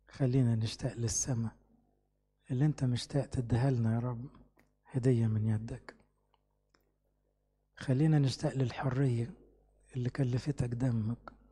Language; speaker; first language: Arabic; native; Arabic